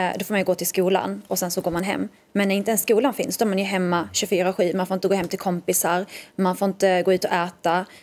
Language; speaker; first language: Swedish; early bilingual, other home language; Arabic